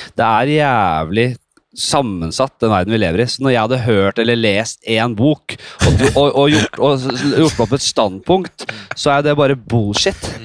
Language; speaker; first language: Norwegian; native; Norwegian